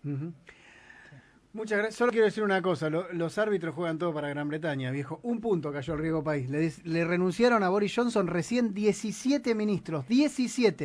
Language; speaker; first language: Spanish; native; Spanish